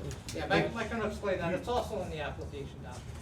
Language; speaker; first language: English; native; English